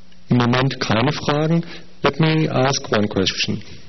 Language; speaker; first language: German; native; German